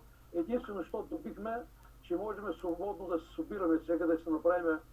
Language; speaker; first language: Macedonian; early bilingual, heritage; Macedonian